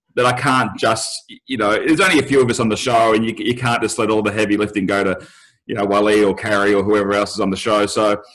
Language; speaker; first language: English; native; English